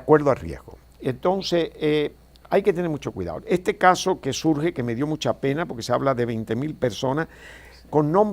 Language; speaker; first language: Spanish; native; Spanish